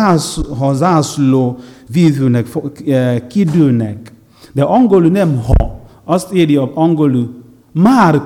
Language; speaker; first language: Hungarian; non-native, learner; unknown